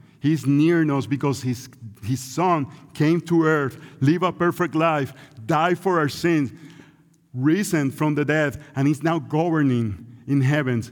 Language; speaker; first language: English; non-native, local second language; Spanish